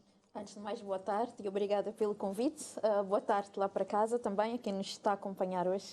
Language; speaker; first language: Portuguese; non-native, local second language; Kabuverdianu